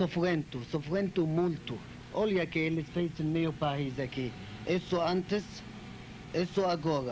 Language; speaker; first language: Portuguese; non-native, learner; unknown